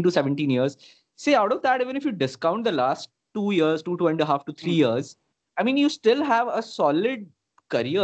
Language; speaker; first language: English; non-native, local second language; Hindi